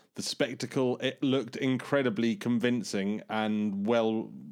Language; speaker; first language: English; early bilingual, other home language; Hindi